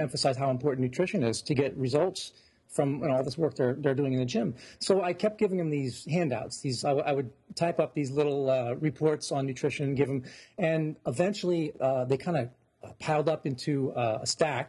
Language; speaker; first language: English; native; English